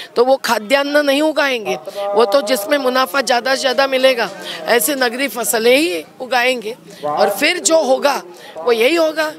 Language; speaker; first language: Hindi; non-native, local second language; Marathi